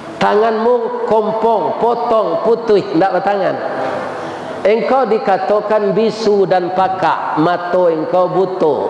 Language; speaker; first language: Malay; non-native, local second language; Minangkabau